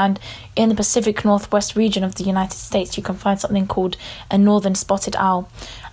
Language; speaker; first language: English; native; English